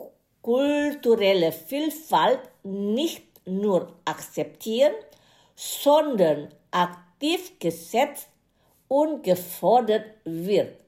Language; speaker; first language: German; non-native, fluent; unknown